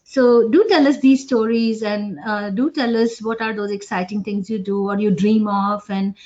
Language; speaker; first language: English; non-native, local second language; Hindi